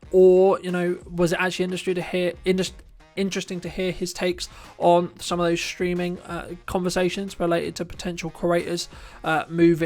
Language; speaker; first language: English; native; English